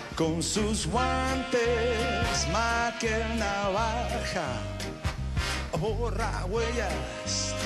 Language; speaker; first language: Spanish; native; Spanish